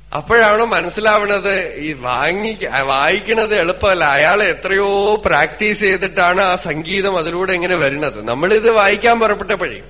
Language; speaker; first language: Malayalam; non-native, local second language; Tamil